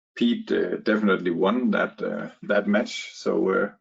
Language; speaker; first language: English; non-native, fluent; Danish